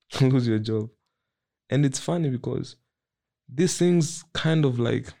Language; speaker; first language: English; non-native, local second language; Nyanja